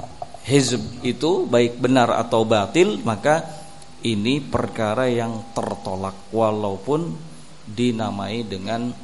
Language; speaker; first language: Indonesian; native; Indonesian